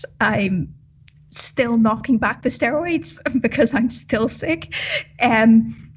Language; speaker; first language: English; native; English